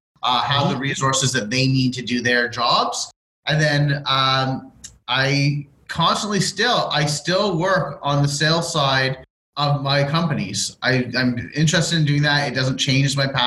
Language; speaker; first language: English; native; English